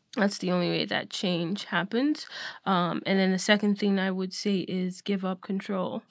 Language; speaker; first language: English; non-native, local second language; Yoruba